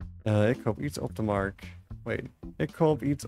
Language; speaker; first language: Dutch; non-native, learner; English